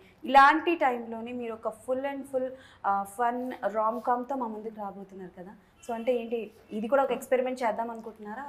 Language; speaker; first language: Telugu; native; Telugu